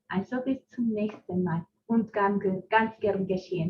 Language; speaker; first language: German; non-native, fluent; Spanish